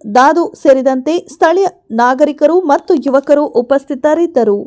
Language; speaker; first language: Kannada; native; Kannada